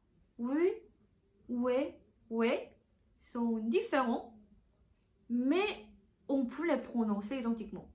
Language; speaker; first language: French; non-native, fluent; Korean